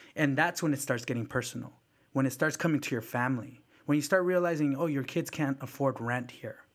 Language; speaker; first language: English; early bilingual, other home language; Spanish